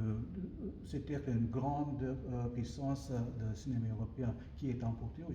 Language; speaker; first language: French; non-native, learner; Japanese